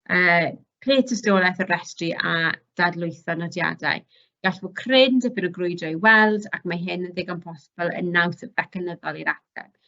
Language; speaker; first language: Welsh; native; Welsh